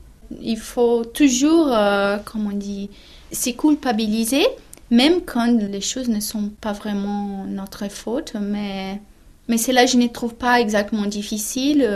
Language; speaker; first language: French; non-native, fluent; Portuguese